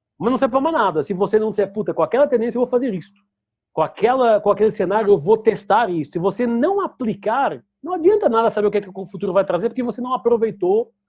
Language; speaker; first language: Portuguese; native; Portuguese